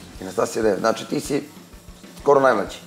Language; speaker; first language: Serbian; native; Serbian